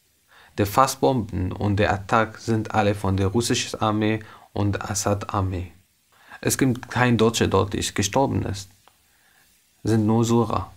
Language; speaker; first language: German; non-native, learner; Arabic